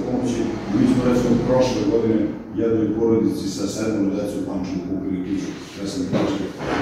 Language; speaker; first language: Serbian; early bilingual, heritage; Serbian